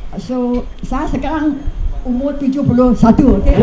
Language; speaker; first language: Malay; non-native, learner; English